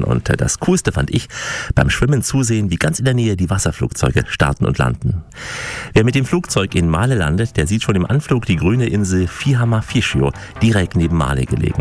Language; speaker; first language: German; native; German